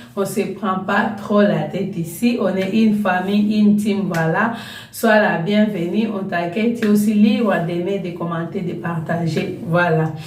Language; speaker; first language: French; non-native, local second language; Lingala